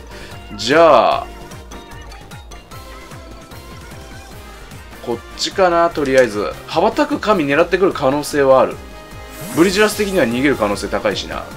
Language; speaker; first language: Japanese; native; Japanese